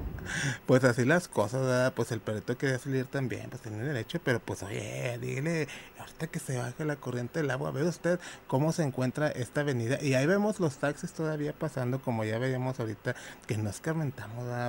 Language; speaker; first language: Spanish; native; Spanish